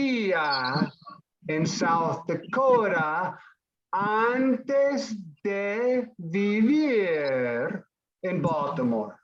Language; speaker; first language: Spanish; non-native, fluent; English